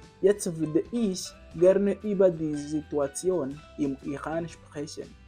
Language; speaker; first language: German; non-native, fluent; Kinyarwanda